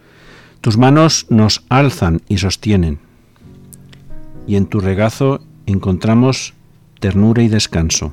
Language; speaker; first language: Spanish; native; Spanish